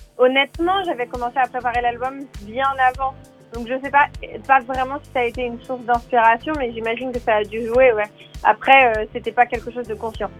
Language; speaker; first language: French; native; French